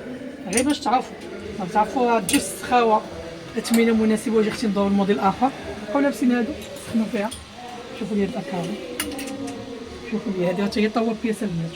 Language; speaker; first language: Arabic; native; Arabic